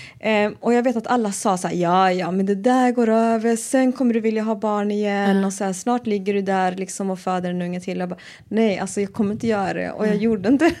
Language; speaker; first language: Swedish; native; Swedish